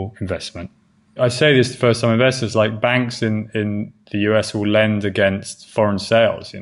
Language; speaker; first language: English; native; English